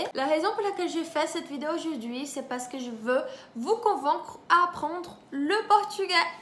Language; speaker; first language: French; non-native, fluent; Portuguese